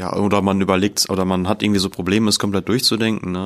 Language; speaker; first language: German; native; German